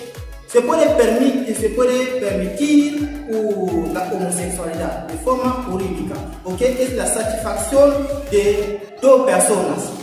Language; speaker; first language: Spanish; non-native, learner; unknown